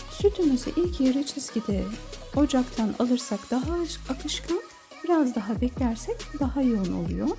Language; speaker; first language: Turkish; native; Turkish